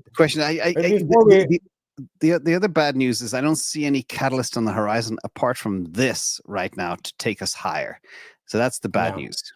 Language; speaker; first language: English; native; English